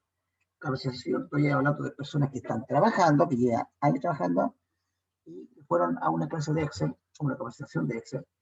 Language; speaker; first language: Spanish; native; Spanish